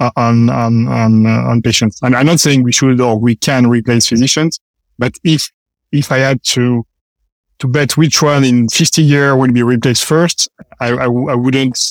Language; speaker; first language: English; non-native, fluent; French